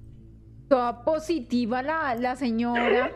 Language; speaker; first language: Spanish; native; Spanish